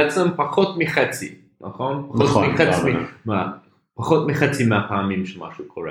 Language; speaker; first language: Hebrew; non-native, fluent; English